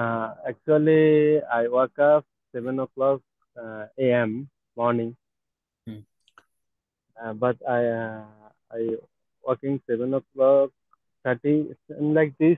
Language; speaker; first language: English; non-native, learner; Bangla